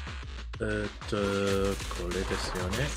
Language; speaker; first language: Japanese; non-native, learner; English